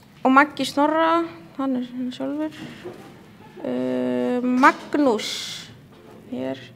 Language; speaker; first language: Icelandic; native; Icelandic